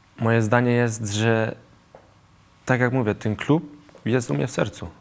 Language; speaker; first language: Polish; early bilingual, heritage; Polish